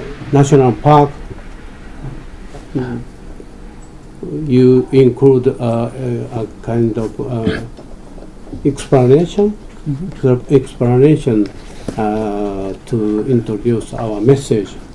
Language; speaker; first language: English; non-native, fluent; Japanese